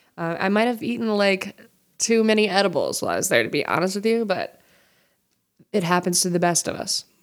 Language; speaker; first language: English; native; English